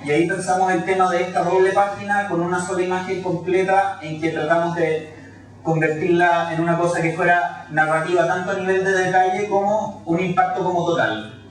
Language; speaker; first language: Spanish; native; Spanish